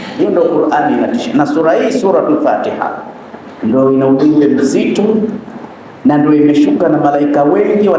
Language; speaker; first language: Swahili; native; Swahili